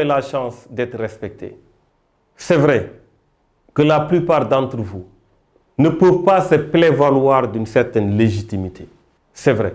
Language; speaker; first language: French; non-native, local second language; Wolof